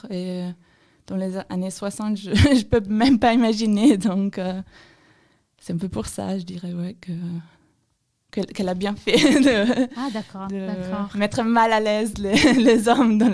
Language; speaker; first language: French; non-native, fluent; German